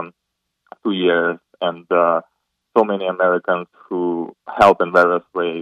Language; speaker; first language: English; non-native, fluent; Ukrainian